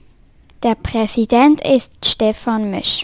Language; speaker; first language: German; native; German